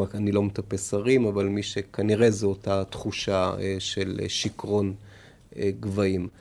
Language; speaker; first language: Hebrew; native; Hebrew